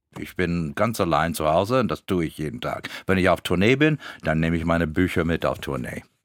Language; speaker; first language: German; non-native, fluent; English